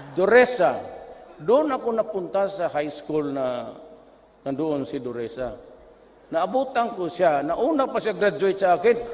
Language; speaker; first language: Filipino; non-native, local second language; Cebuano